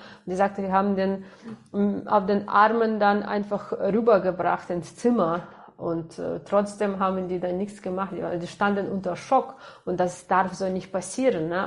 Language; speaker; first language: German; non-native, fluent; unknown